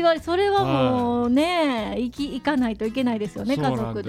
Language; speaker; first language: Japanese; native; Japanese